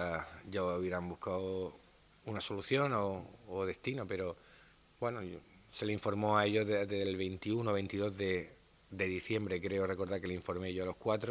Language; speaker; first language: Spanish; native; Spanish